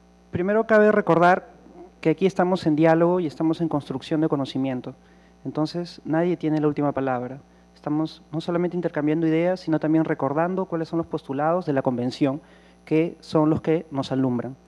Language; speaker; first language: Spanish; native; Spanish